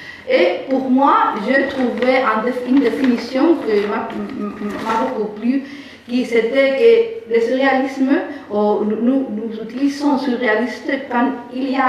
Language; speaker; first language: French; non-native, fluent; Spanish